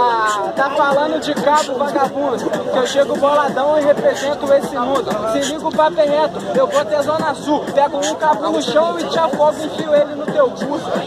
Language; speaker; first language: Portuguese; native; Portuguese